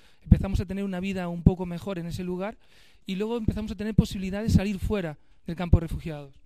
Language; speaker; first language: Spanish; native; Spanish